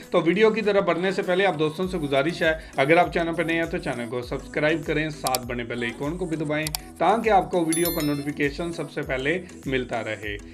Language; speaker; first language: Urdu; non-native, local second language; Bangla